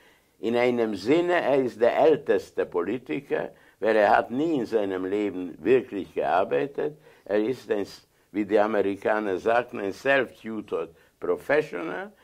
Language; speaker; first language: German; non-native, fluent; Hungarian